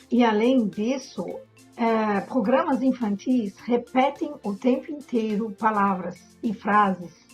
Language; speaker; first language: Portuguese; non-native, fluent; German